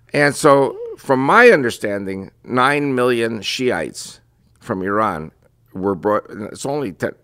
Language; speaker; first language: English; early bilingual, other home language; Spanish